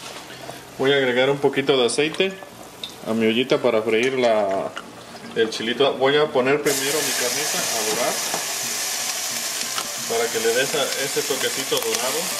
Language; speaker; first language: Spanish; native; Spanish